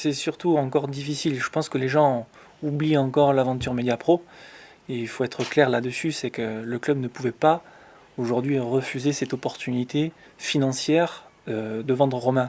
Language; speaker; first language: French; native; French